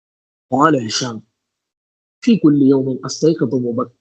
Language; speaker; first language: Arabic; non-native, learner; Tamil